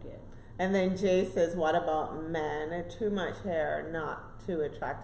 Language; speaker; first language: English; native; English